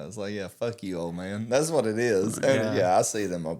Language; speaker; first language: English; native; English